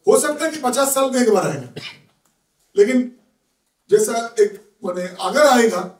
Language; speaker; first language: Hindi; non-native, local second language; Bangla